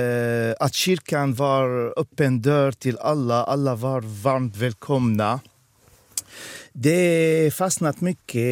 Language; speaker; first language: Swedish; non-native, fluent; Arabic